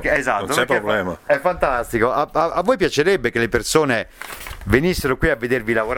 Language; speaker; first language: Italian; native; Italian